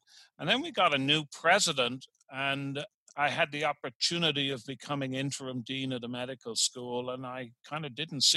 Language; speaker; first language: English; native; English